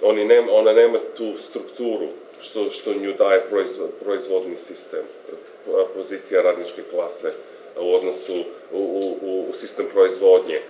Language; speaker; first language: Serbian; non-native, fluent; English